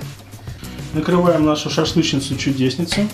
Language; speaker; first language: Russian; native; Russian